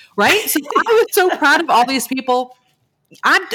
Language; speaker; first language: English; native; English